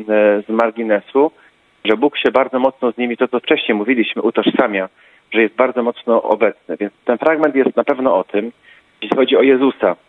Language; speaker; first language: Polish; native; Polish